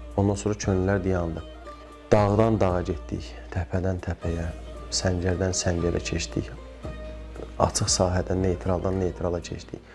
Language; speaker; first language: Azerbaijani; native; Azerbaijani